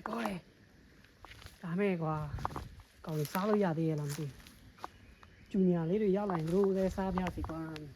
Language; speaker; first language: Burmese; non-native, local second language; Pa'o Karen